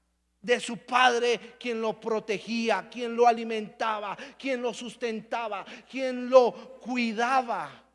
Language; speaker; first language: Spanish; native; Spanish